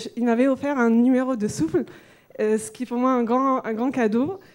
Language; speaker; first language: French; non-native, local second language; Arabic